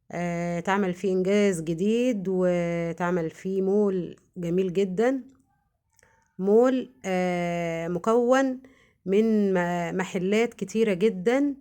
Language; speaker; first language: Arabic; native; Arabic